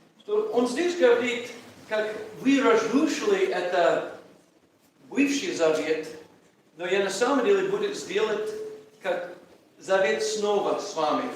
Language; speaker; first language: Russian; non-native, learner; English